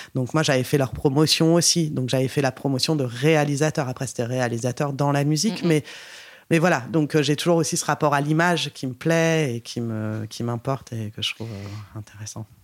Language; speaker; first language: French; native; French